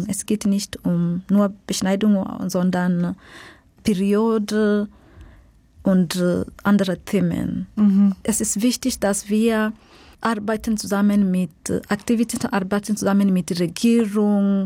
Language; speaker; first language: German; non-native, fluent; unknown